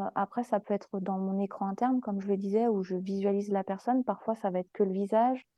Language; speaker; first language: French; native; French